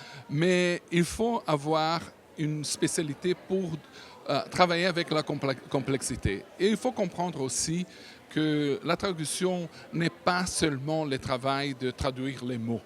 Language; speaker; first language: French; non-native, fluent; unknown